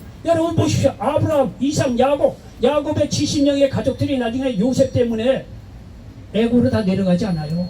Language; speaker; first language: Korean; native; Korean